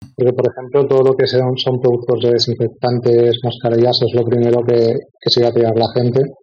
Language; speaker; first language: Spanish; native; Spanish